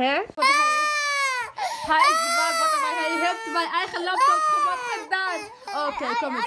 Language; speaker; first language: Dutch; non-native, learner; Somali